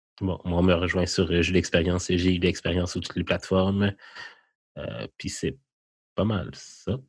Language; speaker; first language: French; native; French